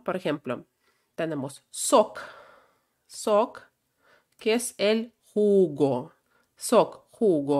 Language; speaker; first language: Spanish; non-native, fluent; Russian